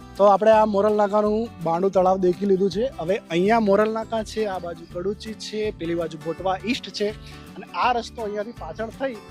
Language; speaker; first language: Gujarati; native; Gujarati